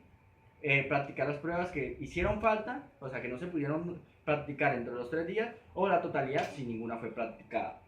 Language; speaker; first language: Spanish; native; Spanish